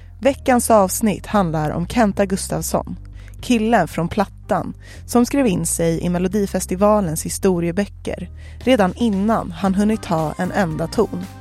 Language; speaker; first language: Swedish; native; Swedish